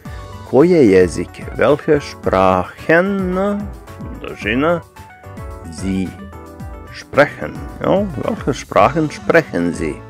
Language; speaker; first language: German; non-native, fluent; Serbian